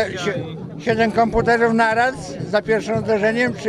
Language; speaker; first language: Polish; native; Polish